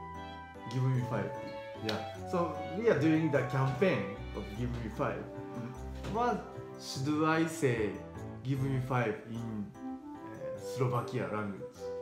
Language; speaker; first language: English; non-native, learner; Japanese